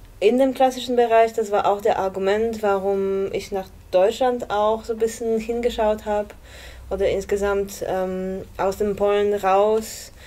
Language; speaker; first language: German; non-native, fluent; Polish